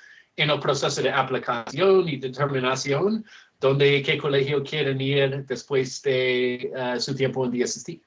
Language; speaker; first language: Spanish; non-native, fluent; English